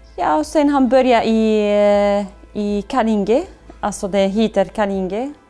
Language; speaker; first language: Swedish; non-native, learner; Arabic